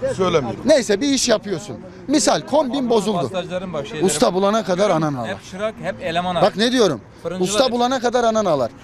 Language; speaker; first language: Turkish; non-native, fluent; Arabic